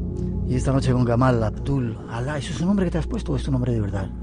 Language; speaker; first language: Spanish; native; Spanish